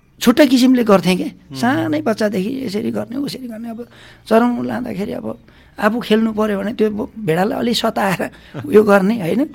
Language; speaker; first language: Nepali; non-native, local second language; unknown